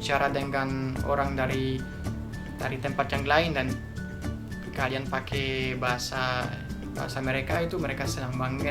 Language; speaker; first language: Indonesian; non-native, fluent; French